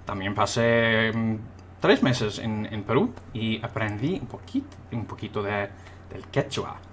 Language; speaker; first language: Spanish; non-native, fluent; English